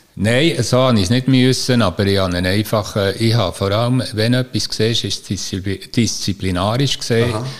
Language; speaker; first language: German; native; German